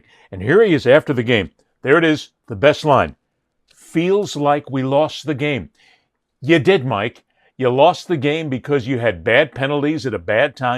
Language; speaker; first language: English; native; English